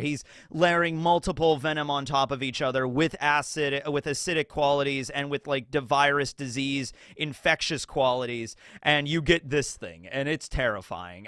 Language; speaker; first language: English; native; English